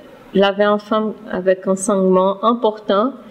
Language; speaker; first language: French; non-native, learner; Portuguese